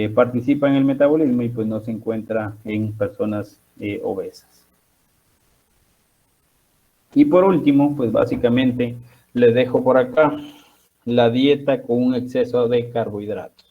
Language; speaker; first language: Spanish; native; Spanish